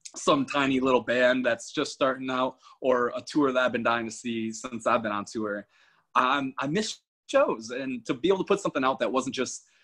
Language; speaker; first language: English; native; English